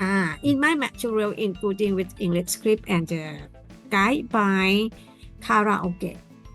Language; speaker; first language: English; non-native, learner; Thai